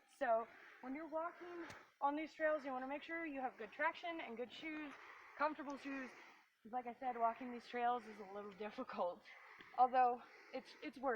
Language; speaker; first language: English; native; English